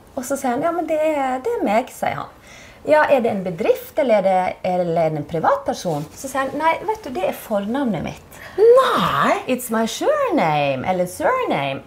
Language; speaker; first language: Norwegian; native; Norwegian